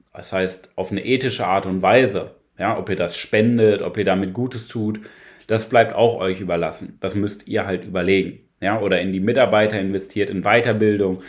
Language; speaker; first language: German; native; German